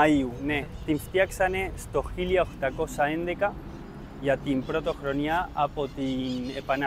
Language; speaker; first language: Greek; early bilingual, heritage; Spanish